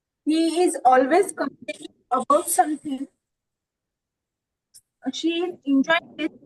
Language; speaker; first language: English; non-native, learner; Marathi